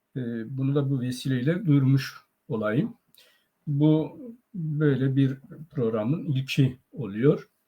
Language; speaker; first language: Turkish; non-native, local second language; Zaza